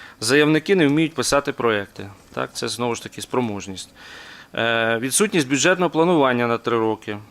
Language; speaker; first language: Ukrainian; native; Ukrainian